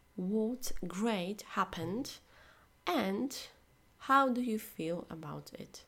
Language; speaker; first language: English; non-native, fluent; Polish